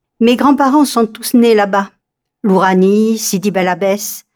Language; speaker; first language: French; native; French